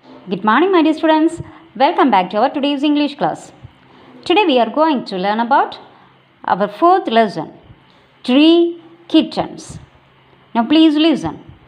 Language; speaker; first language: English; non-native, local second language; Malayalam